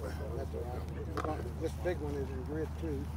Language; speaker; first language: English; native; English